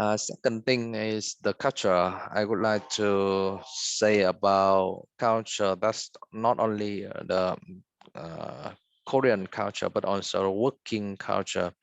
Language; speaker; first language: English; non-native, fluent; Vietnamese